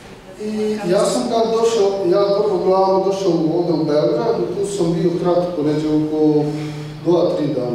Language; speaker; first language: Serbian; non-native, learner; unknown